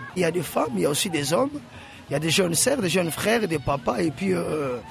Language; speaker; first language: French; non-native, local second language; Lingala